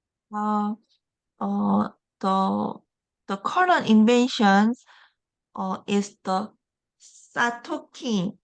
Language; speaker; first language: English; non-native, learner; Korean